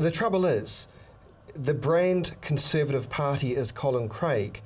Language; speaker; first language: English; native; English